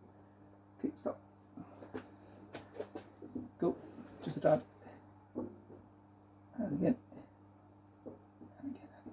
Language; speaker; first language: English; native; English